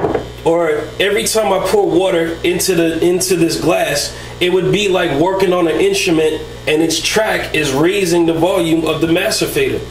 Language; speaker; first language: English; native; English